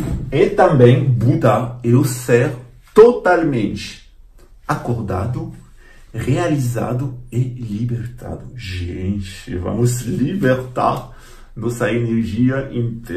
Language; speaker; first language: Portuguese; non-native, fluent; French